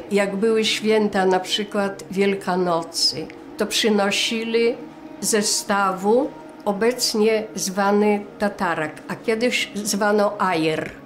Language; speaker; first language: Polish; native; Polish